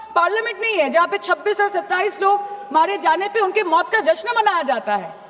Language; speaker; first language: Hindi; non-native, local second language; Bangla